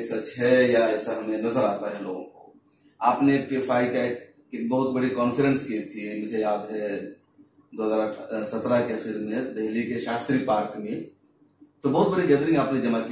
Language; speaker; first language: Hindi; native; Hindi